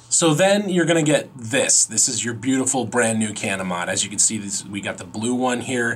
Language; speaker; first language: English; native; English